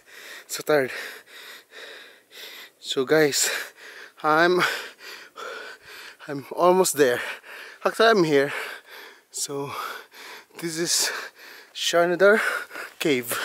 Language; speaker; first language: English; non-native, local second language; Filipino